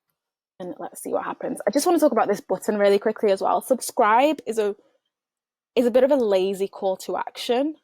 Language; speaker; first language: English; native; English